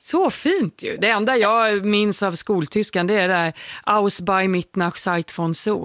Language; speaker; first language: Swedish; native; Swedish